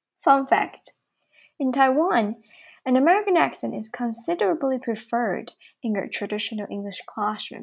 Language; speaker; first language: English; non-native, fluent; Chinese